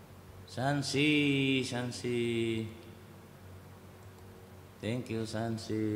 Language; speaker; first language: English; non-native, learner; Indonesian